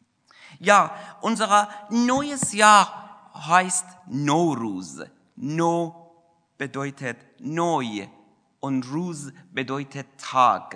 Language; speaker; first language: German; non-native, fluent; Persian